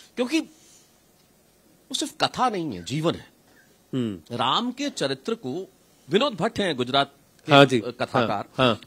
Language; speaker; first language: Hindi; native; Hindi